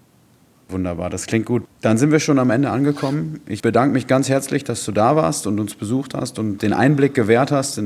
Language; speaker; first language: German; native; German